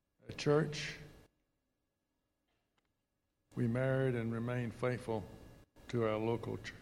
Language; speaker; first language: English; native; English